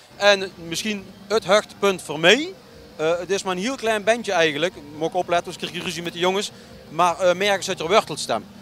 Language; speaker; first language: Dutch; native; Dutch